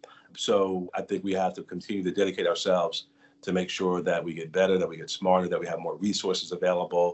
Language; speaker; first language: English; native; English